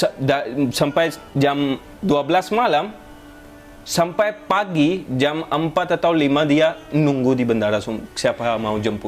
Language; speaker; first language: Indonesian; non-native, fluent; Hindi